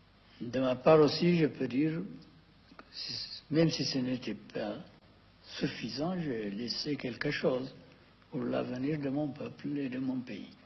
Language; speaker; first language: French; non-native, fluent; Amharic